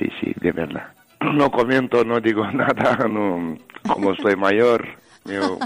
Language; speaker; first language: Spanish; non-native, learner; Romanian